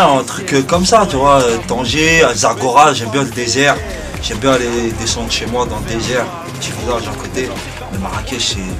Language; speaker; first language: French; early bilingual, other home language; Arabic